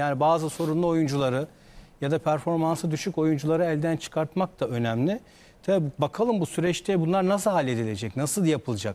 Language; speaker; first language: Turkish; native; Turkish